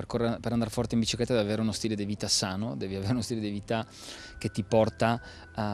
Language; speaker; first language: Italian; native; Italian